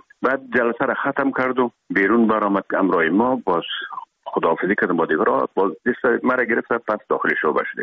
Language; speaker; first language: Persian; native; Persian